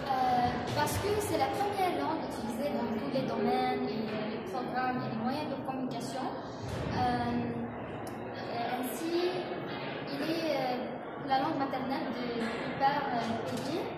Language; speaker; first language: French; non-native, local second language; Arabic